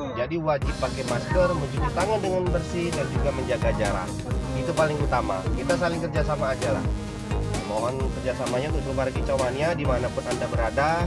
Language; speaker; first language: Indonesian; native; Indonesian